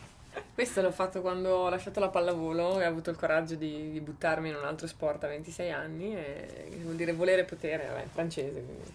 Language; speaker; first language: Italian; native; Italian